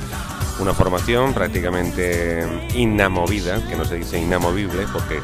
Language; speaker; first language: Spanish; native; Spanish